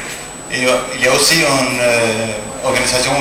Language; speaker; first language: French; non-native, learner; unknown